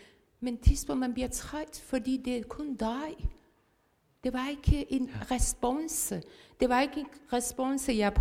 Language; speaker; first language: Danish; non-native, fluent; Persian